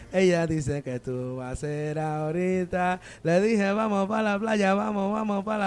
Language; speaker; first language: Spanish; early bilingual, heritage; Spanish